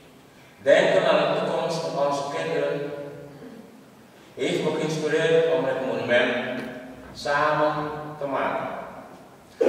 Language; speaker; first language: Dutch; non-native, local second language; Papiamento